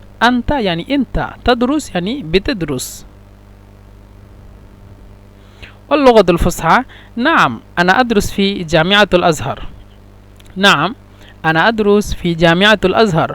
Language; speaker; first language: Arabic; non-native, fluent; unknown